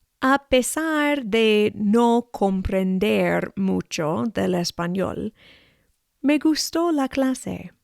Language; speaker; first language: Spanish; non-native, fluent; English